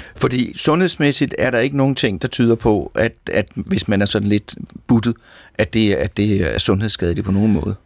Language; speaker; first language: Danish; native; Danish